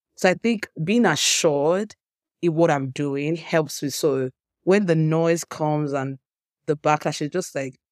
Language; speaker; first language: English; non-native, local second language; Yoruba